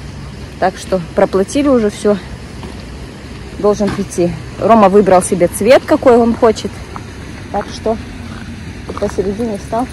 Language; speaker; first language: Russian; native; Russian